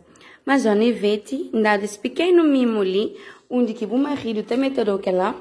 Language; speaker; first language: Portuguese; non-native, local second language; Kabuverdianu